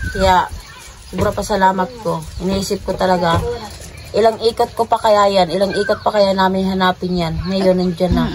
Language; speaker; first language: Filipino; non-native, local second language; Waray